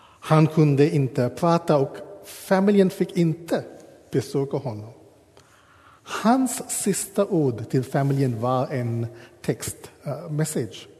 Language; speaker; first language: Swedish; non-native, fluent; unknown